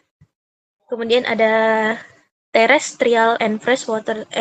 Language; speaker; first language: Indonesian; native; Indonesian